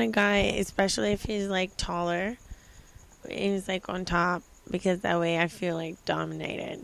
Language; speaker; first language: English; non-native, fluent; Portuguese